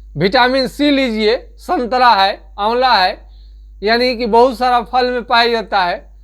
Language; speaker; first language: Hindi; native; Hindi